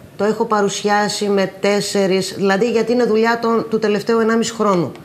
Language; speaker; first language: Greek; native; Greek